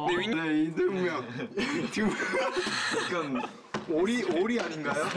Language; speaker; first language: Korean; non-native, learner; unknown